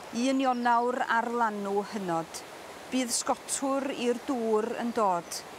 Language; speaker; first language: Welsh; native; Welsh